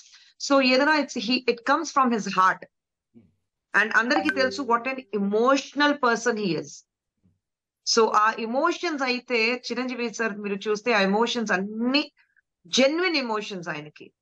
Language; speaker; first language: Telugu; non-native, local second language; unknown